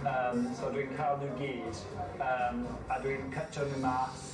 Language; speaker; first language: Welsh; non-native, local second language; English